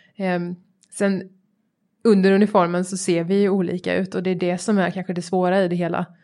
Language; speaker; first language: Swedish; native; Swedish